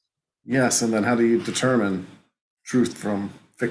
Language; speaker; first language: English; native; English